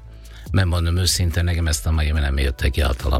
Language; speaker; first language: Hungarian; non-native, fluent; Italian